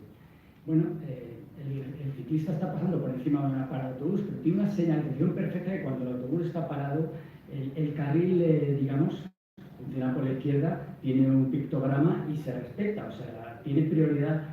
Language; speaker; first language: Spanish; native; Spanish